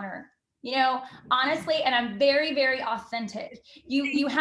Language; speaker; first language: English; native; English